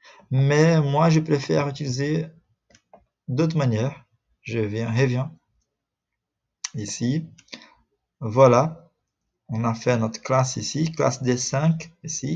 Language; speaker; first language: French; non-native, fluent; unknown